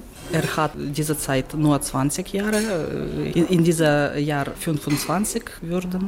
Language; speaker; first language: German; non-native, learner; Ukrainian